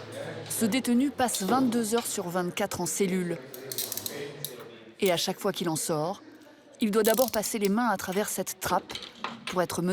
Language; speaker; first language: French; native; French